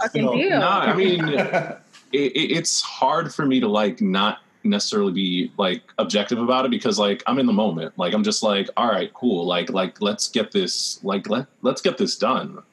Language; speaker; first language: English; native; English